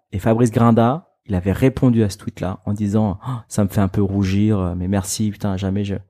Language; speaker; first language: French; native; French